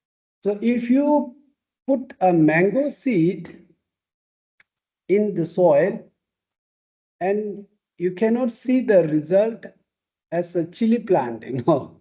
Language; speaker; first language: English; non-native, fluent; Tibetan